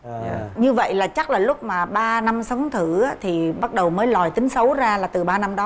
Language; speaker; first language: Vietnamese; native; Vietnamese